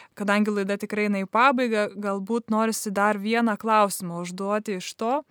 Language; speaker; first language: Lithuanian; native; Lithuanian